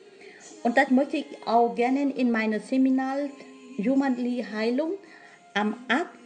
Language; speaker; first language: German; non-native, learner; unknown